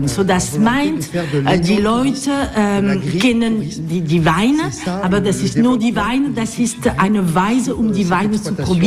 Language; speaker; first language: German; non-native, learner; French